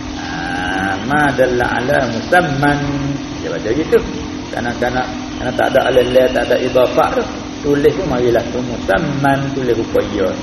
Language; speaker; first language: Malay; native; Malay